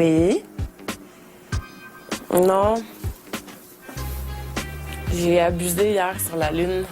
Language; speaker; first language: French; native; French